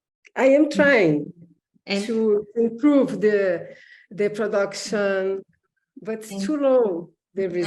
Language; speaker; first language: English; non-native, learner; Portuguese